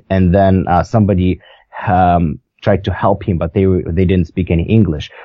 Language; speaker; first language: English; non-native, fluent; Russian